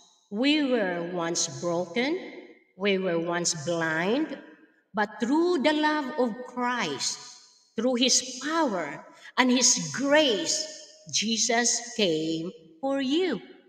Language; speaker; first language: English; non-native, local second language; Filipino